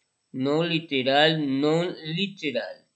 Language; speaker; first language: English; non-native, fluent; Spanish